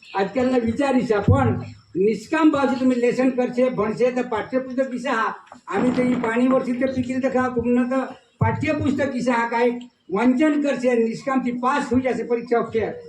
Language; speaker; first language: Gujarati; non-native, local second language; Kukna